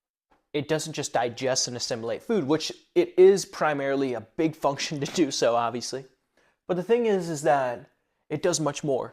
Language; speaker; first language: English; native; English